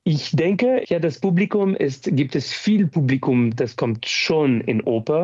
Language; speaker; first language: German; non-native, fluent; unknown